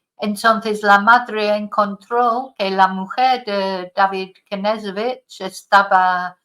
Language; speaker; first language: Spanish; non-native, fluent; English